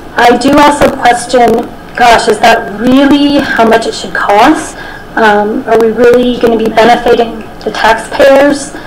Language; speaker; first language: English; native; English